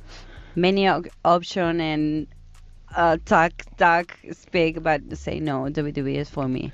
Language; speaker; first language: English; non-native, learner; Spanish